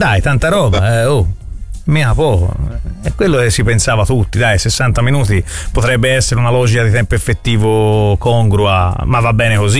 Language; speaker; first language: Italian; native; Italian